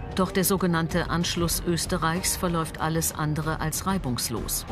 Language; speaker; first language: German; native; German